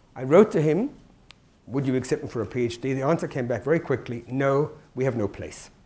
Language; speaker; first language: English; native; English